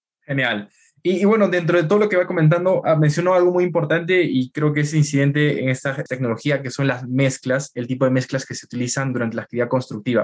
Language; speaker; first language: Spanish; native; Spanish